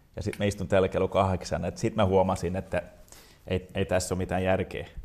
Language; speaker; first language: Finnish; non-native, local second language; Swedish